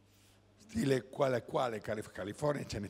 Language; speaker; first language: Italian; native; Italian